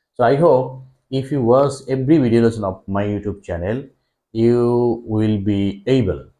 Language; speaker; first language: English; non-native, local second language; Bangla